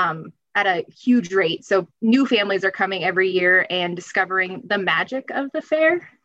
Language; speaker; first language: English; native; English